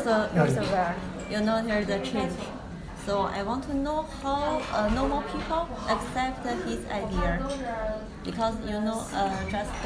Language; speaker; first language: English; non-native, learner; Chinese